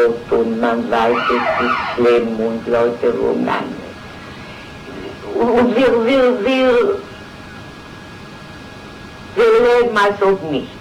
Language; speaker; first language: German; non-native, fluent; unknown